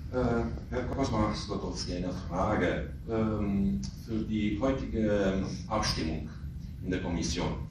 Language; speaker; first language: German; non-native, fluent; Romanian